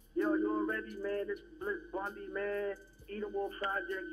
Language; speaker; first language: English; native; English